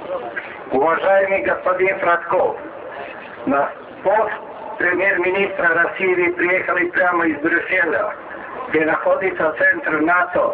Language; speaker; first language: Russian; non-native, fluent; Serbian